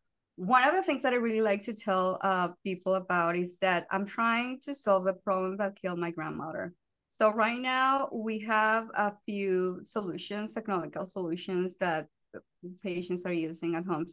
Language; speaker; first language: English; non-native, fluent; Spanish